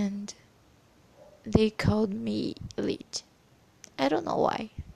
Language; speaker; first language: English; non-native, learner; Portuguese